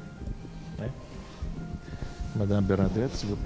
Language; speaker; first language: French; non-native, fluent; Arabic